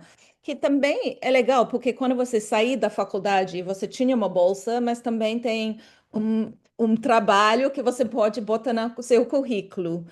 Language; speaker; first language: Portuguese; non-native, fluent; English